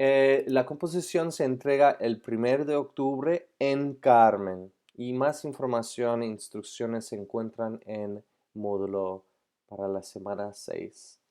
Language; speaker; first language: Spanish; non-native, fluent; English